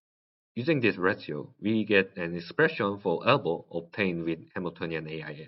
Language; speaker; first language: English; non-native, learner; Korean